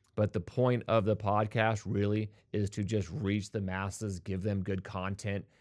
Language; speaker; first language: English; native; English